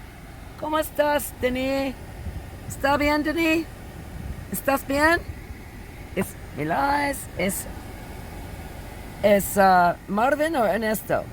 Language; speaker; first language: Spanish; non-native, learner; English